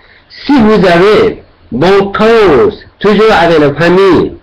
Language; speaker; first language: French; non-native, learner; Tibetan